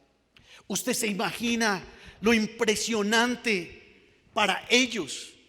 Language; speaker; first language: Spanish; native; Spanish